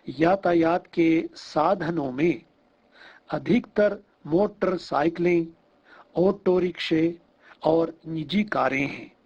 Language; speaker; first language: Hindi; non-native, fluent; Russian